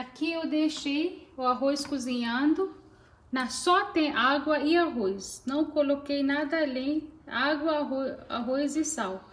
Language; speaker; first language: Portuguese; non-native, fluent; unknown